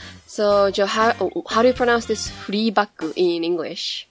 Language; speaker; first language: English; non-native, fluent; Japanese